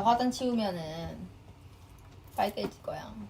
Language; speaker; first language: Korean; non-native, fluent; Chinese